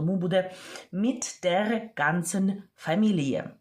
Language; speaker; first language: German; non-native, fluent; Ukrainian